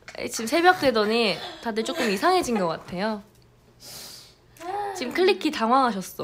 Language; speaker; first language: Korean; native; Korean